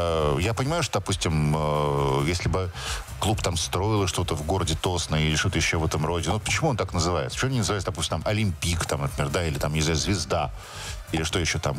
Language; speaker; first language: Russian; native; Russian